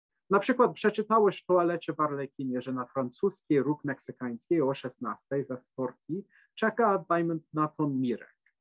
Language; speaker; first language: Polish; non-native, fluent; English